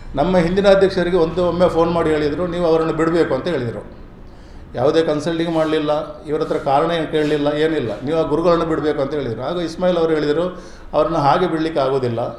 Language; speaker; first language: Kannada; non-native, local second language; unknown